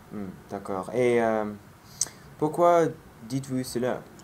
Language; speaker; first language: French; non-native, learner; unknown